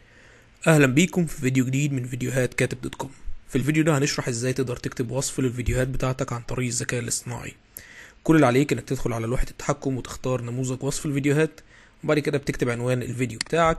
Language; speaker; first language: Arabic; native; Arabic